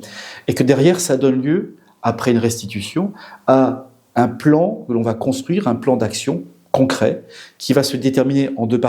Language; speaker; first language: French; native; French